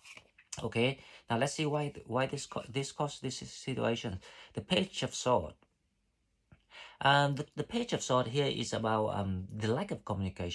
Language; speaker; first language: English; non-native, fluent; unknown